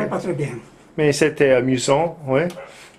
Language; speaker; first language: French; non-native, learner; English